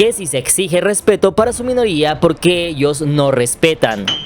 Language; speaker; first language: Spanish; native; Spanish